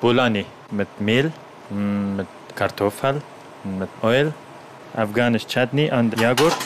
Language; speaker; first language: German; non-native, learner; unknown